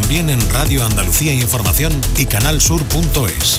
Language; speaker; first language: Spanish; native; Spanish